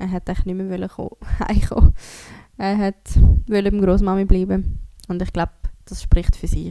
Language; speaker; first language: German; native; German